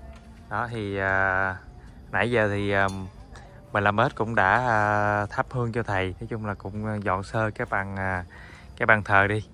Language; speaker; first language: Vietnamese; native; Vietnamese